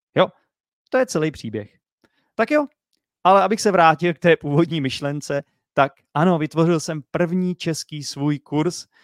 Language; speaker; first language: Czech; native; Czech